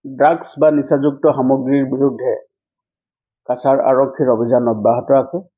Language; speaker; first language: Assamese; native; Assamese